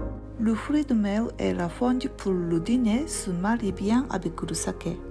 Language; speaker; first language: French; non-native, learner; Japanese